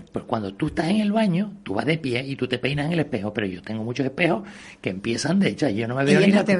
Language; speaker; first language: Spanish; native; Spanish